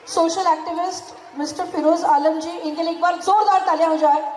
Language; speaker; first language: Hindi; non-native, local second language; Marathi